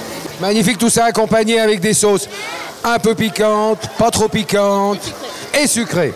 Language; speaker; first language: French; native; French